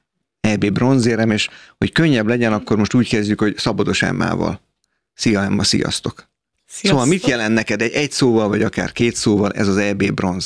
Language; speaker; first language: Hungarian; native; Hungarian